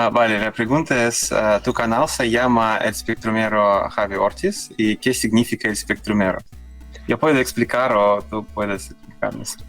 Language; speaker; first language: Spanish; non-native, learner; Russian